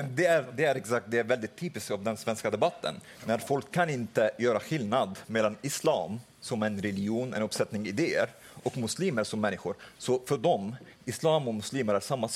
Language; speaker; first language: Swedish; non-native, fluent; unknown